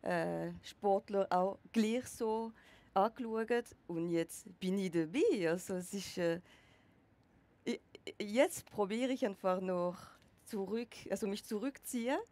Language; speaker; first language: German; non-native, local second language; French